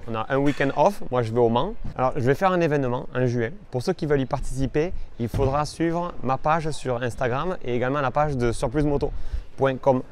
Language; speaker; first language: French; native; French